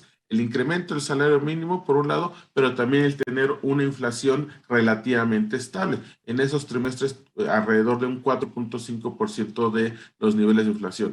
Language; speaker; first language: Spanish; native; Spanish